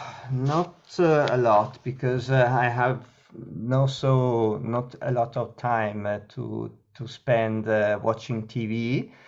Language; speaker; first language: English; non-native, learner; Italian